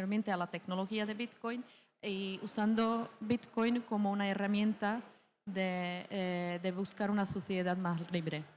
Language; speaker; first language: Spanish; non-native, fluent; Czech